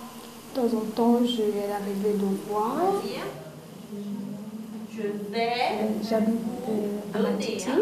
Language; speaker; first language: French; non-native, learner; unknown